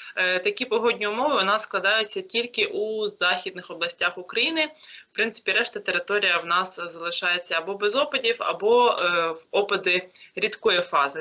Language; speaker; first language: Ukrainian; native; Ukrainian